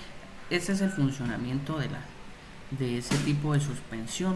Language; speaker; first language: Spanish; native; Spanish